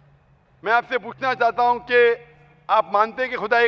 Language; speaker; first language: Hindi; native; Hindi